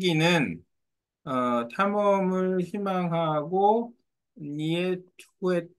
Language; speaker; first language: Korean; native; Korean